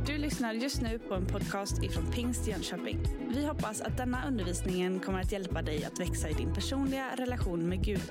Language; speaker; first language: Swedish; native; Swedish